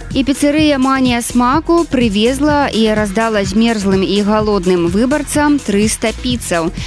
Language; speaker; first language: Belarusian; native; Belarusian